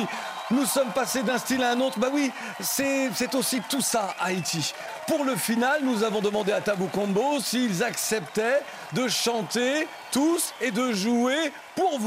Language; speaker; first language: French; native; French